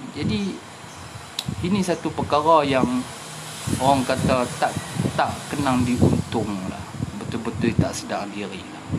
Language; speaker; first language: Malay; native; Malay